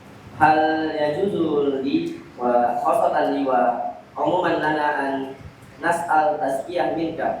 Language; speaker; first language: Arabic; non-native, learner; Indonesian